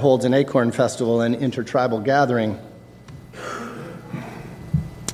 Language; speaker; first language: English; native; English